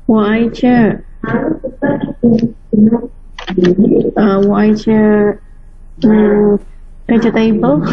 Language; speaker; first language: Chinese; non-native, learner; Indonesian